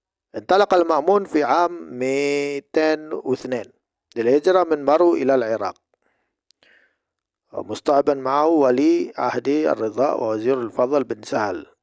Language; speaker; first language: Arabic; non-native, fluent; Indonesian